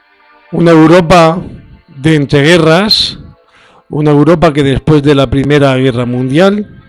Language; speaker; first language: Spanish; native; Spanish